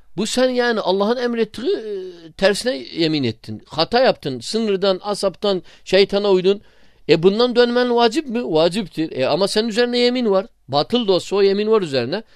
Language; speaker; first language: Turkish; non-native, fluent; Arabic